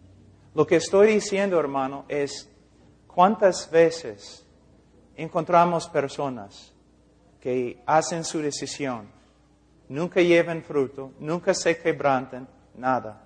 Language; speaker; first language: Spanish; non-native, fluent; English